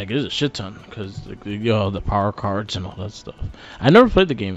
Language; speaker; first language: English; native; English